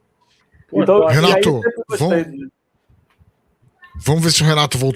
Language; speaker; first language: Portuguese; native; Portuguese